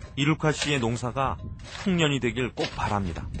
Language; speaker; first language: Korean; native; Korean